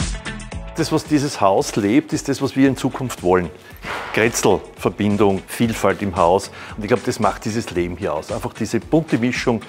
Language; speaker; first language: German; native; German